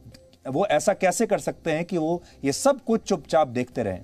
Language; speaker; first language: Hindi; native; Hindi